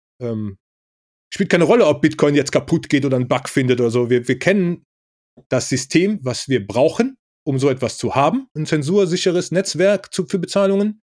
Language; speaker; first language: German; native; German